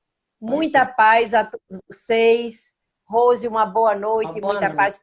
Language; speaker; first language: Portuguese; native; Portuguese